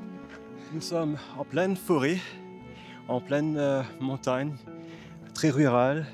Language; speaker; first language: French; non-native, fluent; English